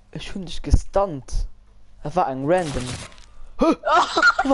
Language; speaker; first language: German; non-native, local second language; Luxembourgish